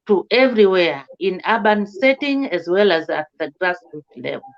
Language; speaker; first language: English; non-native, local second language; Swahili